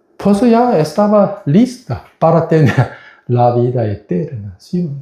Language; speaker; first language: Spanish; non-native, fluent; Korean